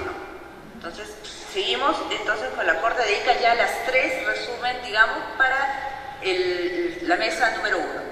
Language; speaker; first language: Spanish; native; Spanish